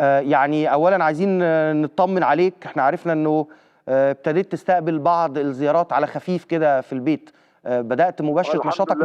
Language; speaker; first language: Arabic; native; Arabic